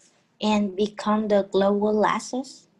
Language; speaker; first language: English; non-native, learner; Vietnamese